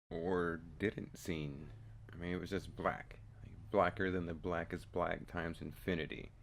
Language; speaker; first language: English; native; English